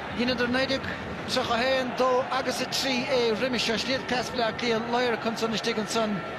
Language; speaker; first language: Irish; native; Irish